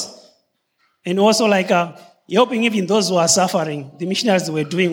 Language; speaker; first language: English; non-native, local second language; Shona